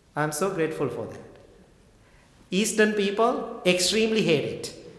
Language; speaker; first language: English; non-native, local second language; Sinhala